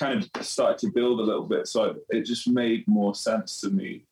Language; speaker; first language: English; native; English